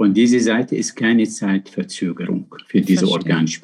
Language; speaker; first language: German; non-native, fluent; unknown